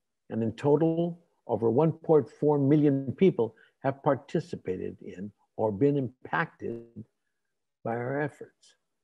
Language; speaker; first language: English; native; English